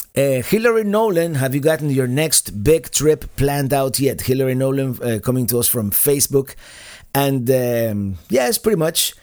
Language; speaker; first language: English; non-native, fluent; Spanish